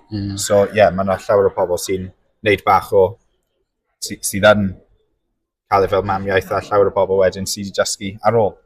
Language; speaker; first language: Welsh; non-native, local second language; English